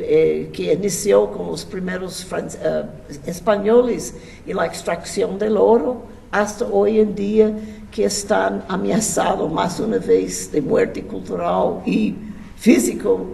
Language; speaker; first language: Spanish; non-native, fluent; English